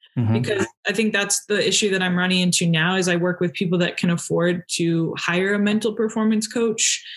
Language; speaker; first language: English; native; English